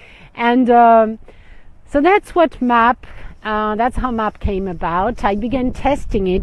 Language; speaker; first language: English; non-native, fluent; French